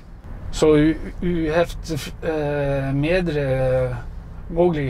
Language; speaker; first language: Dutch; non-native, fluent; Norwegian